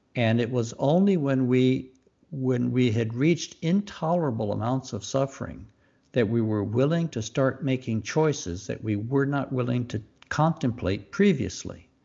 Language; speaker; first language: English; native; English